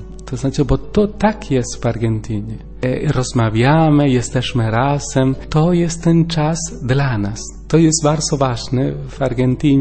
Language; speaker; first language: Polish; non-native, learner; Spanish